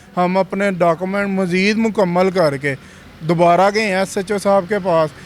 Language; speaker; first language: Urdu; non-native, local second language; Punjabi